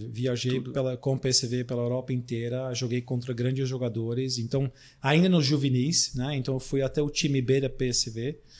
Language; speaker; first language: Portuguese; non-native, fluent; Dutch